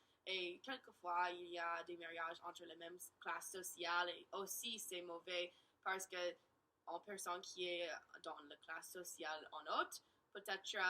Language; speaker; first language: French; non-native, learner; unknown